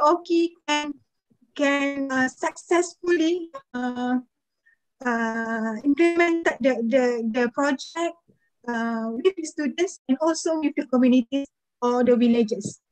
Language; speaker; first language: English; non-native, fluent; Malay